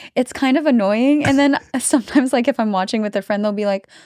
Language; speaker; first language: English; native; English